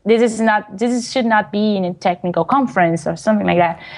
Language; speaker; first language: English; non-native, fluent; Portuguese